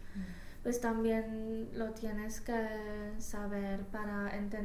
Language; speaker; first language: Spanish; non-native, fluent; Polish